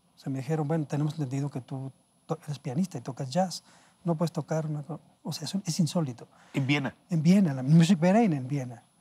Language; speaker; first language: Spanish; native; Spanish